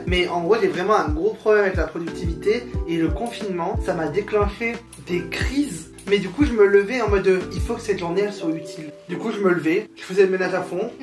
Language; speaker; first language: French; native; French